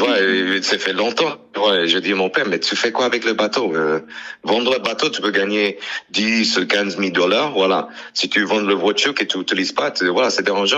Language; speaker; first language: French; non-native, learner; English